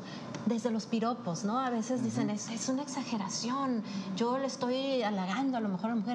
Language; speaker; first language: Spanish; native; Spanish